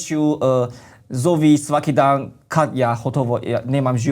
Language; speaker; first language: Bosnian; non-native, learner; Chinese